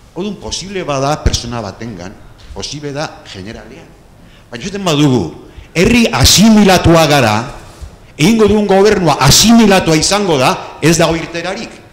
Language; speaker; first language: Basque; non-native, local second language; Spanish